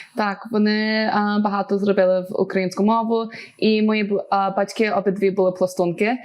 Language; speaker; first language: Ukrainian; early bilingual, heritage; Ukrainian